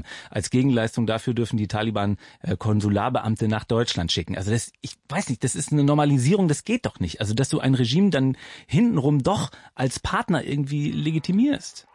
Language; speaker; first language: German; native; German